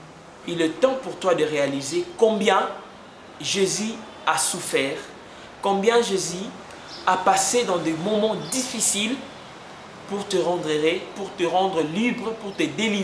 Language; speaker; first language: French; non-native, local second language; Lingala